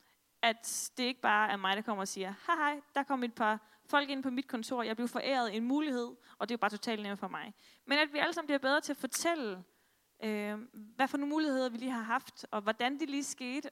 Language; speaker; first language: Danish; native; Danish